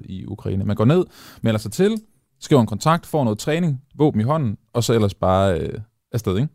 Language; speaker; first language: Danish; native; Danish